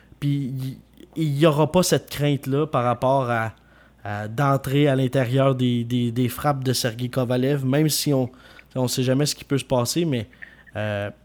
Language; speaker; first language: French; native; French